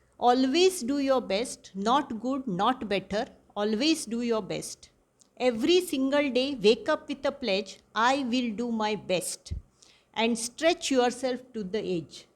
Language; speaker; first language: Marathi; non-native, local second language; Konkani